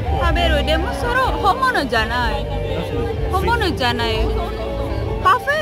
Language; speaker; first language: Japanese; non-native, learner; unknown